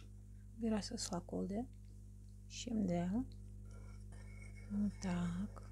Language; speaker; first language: Turkish; non-native, learner; Russian